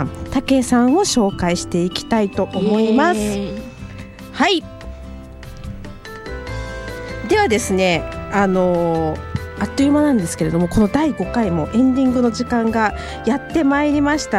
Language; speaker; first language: Japanese; native; Japanese